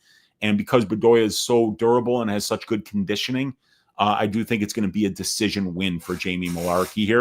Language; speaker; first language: English; native; English